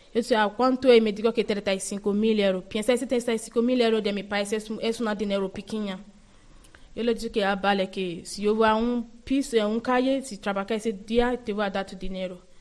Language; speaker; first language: Spanish; non-native, learner; Yoruba